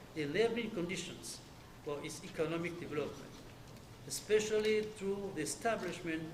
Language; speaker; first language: English; non-native, local second language; French